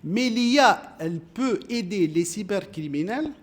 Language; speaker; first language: French; non-native, local second language; Arabic